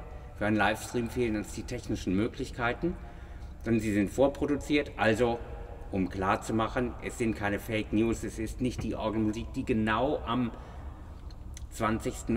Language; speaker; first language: German; native; German